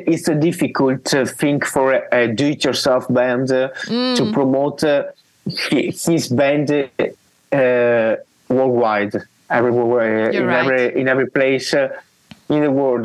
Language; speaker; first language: English; non-native, learner; Italian